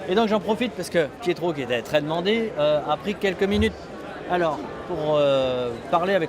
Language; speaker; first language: French; native; French